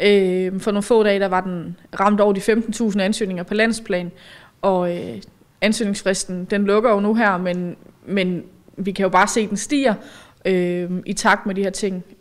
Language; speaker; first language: Danish; native; Danish